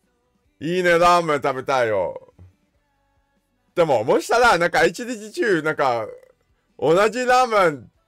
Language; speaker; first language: Japanese; non-native, learner; English